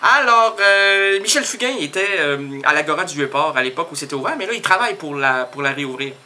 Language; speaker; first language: French; native; French